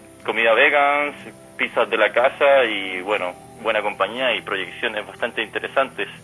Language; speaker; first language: Spanish; native; Spanish